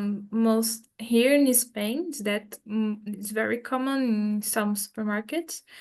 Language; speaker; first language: English; non-native, fluent; Portuguese